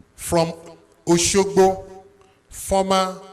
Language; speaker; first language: English; non-native, local second language; Yoruba